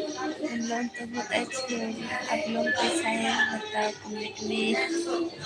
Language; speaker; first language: Hindi; non-native, local second language; Santali